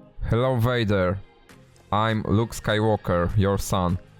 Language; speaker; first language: English; non-native, learner; Polish